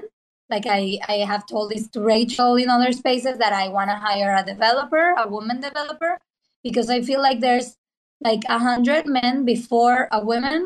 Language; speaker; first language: English; non-native, fluent; Spanish